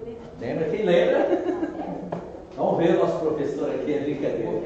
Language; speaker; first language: Portuguese; native; Portuguese